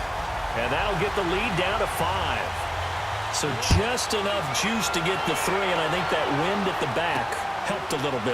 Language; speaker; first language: English; native; English